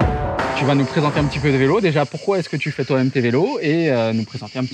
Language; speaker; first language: French; native; French